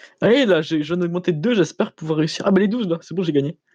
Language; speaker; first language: French; native; French